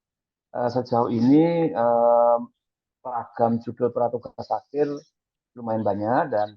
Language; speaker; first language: Indonesian; native; Indonesian